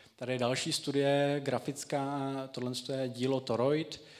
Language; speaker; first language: Czech; native; Czech